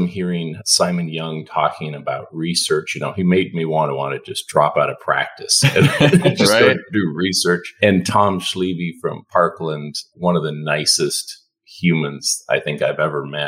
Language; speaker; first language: English; native; English